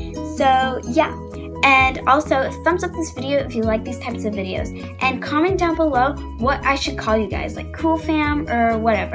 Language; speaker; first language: English; native; English